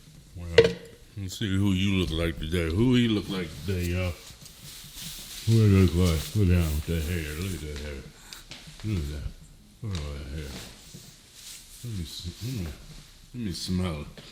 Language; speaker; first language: English; native; English